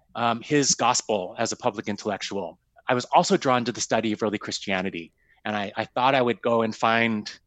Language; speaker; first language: English; native; English